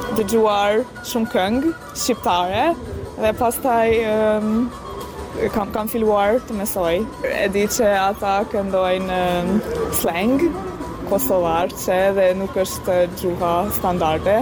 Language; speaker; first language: Albanian; non-native, learner; Hungarian